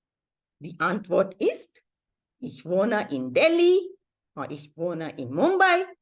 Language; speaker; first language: German; non-native, fluent; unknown